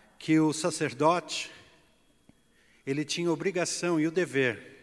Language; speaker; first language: Portuguese; native; Portuguese